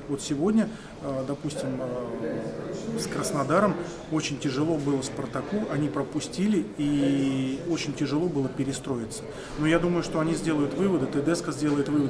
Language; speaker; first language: Russian; native; Russian